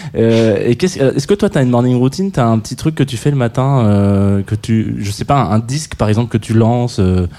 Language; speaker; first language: French; native; French